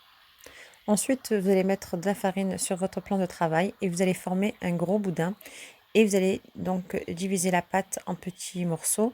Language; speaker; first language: French; early bilingual, other home language; Turkish